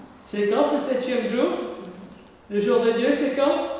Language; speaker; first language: French; native; French